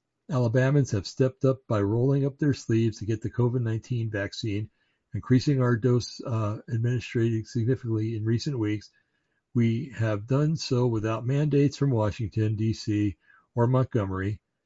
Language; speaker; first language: English; native; English